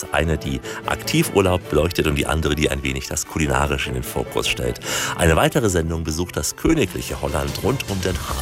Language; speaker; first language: German; native; German